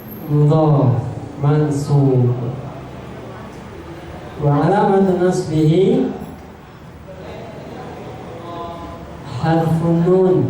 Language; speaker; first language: Arabic; non-native, fluent; Indonesian